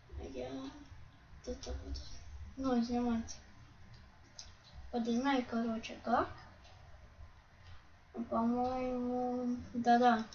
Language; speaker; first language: Russian; non-native, local second language; Ukrainian